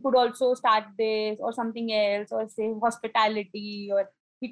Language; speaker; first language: English; non-native, local second language; Marathi